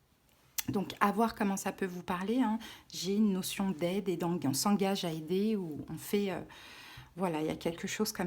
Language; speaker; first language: French; native; French